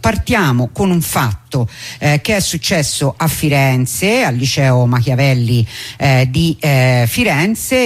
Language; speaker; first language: Italian; native; Italian